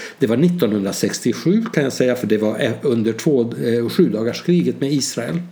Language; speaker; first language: Swedish; early bilingual, other home language; Hungarian